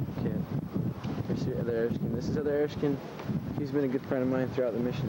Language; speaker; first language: English; native; English